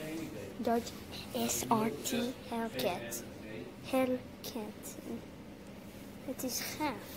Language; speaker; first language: Dutch; non-native, learner; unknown